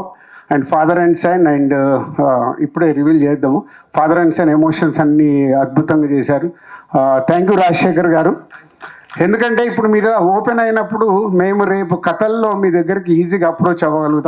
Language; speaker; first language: Telugu; native; Telugu